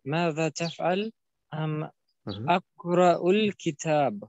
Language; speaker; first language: Arabic; non-native, learner; German